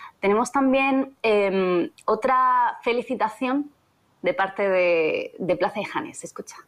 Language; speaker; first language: Spanish; native; Spanish